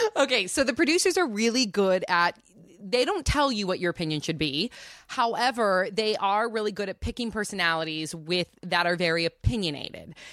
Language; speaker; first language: English; native; English